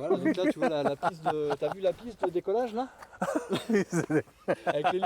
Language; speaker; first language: French; native; French